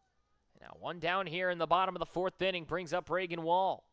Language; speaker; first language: English; native; English